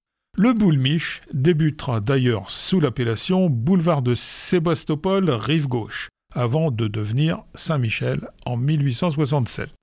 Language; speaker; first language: French; native; French